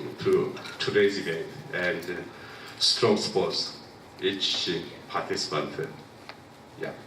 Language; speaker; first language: English; non-native, local second language; Korean